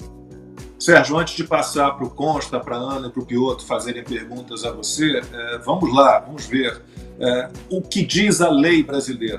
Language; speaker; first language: Portuguese; native; Portuguese